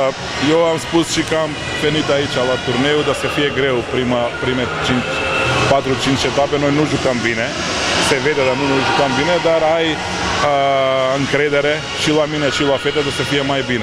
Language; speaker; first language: Romanian; non-native, learner; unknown